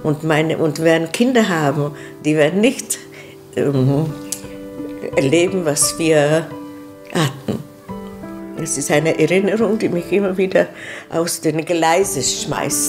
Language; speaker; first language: German; non-native, fluent; Czech